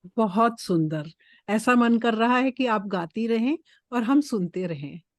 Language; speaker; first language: Hindi; native; Hindi